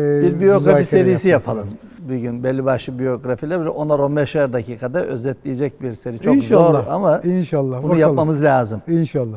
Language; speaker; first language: Turkish; native; Turkish